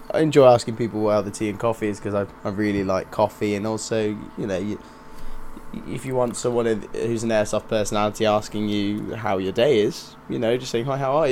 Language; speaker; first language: English; native; English